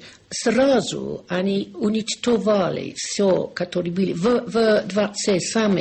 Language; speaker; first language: Russian; non-native, learner; English